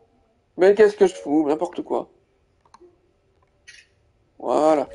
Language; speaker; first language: French; native; French